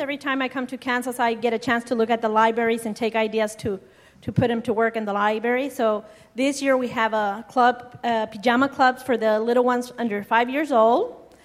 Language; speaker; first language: English; non-native, fluent; Spanish